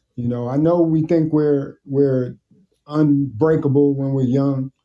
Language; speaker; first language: English; native; English